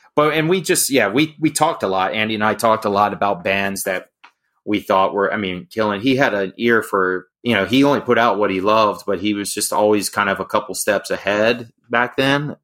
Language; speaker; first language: English; native; English